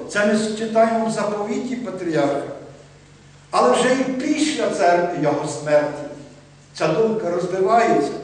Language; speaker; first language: Ukrainian; native; Ukrainian